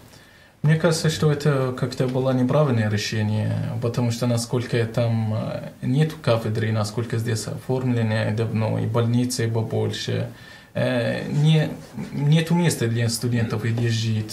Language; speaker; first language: Russian; non-native, learner; Arabic